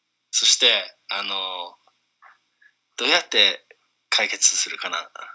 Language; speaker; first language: Japanese; non-native, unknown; English